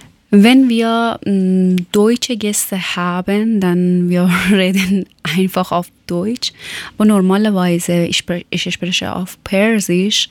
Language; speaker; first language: German; non-native, learner; Persian